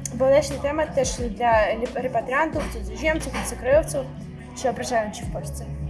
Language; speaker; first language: Polish; non-native, fluent; Russian